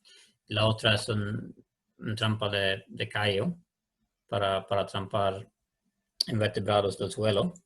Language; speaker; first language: Spanish; non-native, learner; Swedish